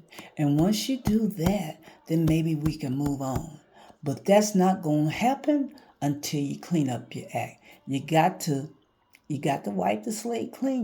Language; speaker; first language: English; native; English